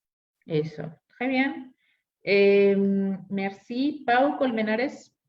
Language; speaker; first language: French; non-native, fluent; Spanish